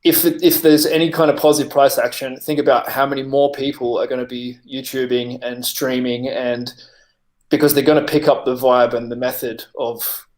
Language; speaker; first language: English; native; English